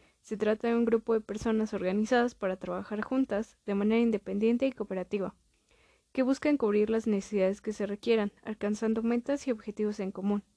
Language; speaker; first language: Spanish; native; Spanish